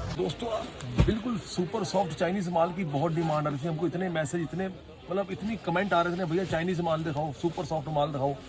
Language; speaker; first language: Hindi; non-native, local second language; Punjabi